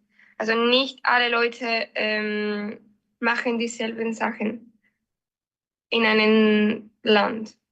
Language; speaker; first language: German; non-native, learner; Spanish